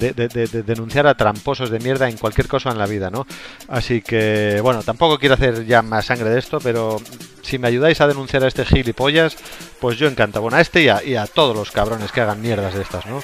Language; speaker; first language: Spanish; native; Spanish